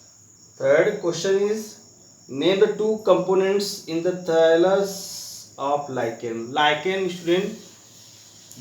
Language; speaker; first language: English; non-native, local second language; Hindi